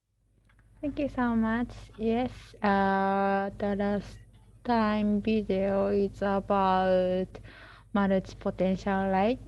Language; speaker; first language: English; non-native, learner; Japanese